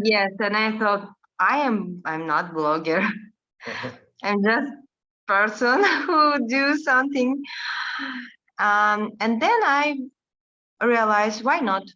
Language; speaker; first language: English; non-native, learner; Russian